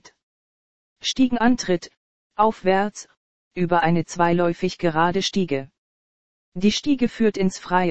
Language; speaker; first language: German; native; German